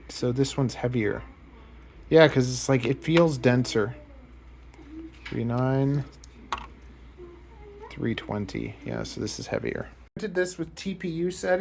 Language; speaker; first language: English; native; English